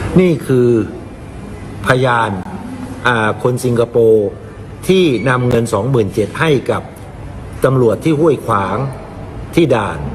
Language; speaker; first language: Thai; native; Thai